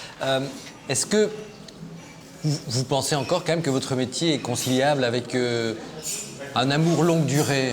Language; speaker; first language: French; native; French